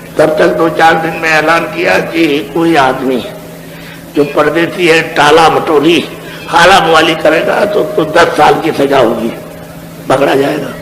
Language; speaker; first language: Hindi; native; Hindi